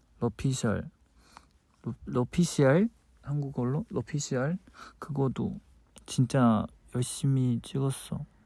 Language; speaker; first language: Korean; non-native, fluent; Chinese